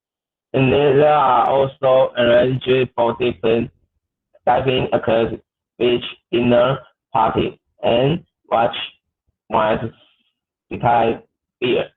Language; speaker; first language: English; non-native, learner; Chinese